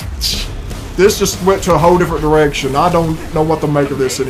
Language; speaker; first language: English; native; English